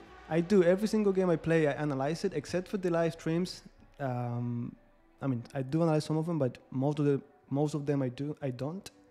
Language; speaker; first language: English; non-native, fluent; Spanish